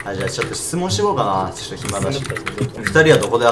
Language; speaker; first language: Japanese; native; Japanese